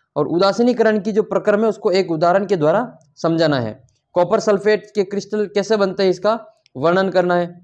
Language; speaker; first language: Hindi; native; Hindi